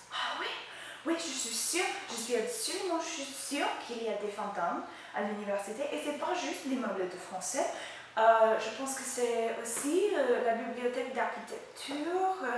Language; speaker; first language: French; non-native, learner; English